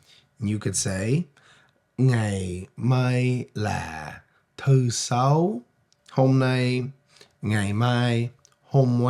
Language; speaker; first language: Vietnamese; non-native, fluent; English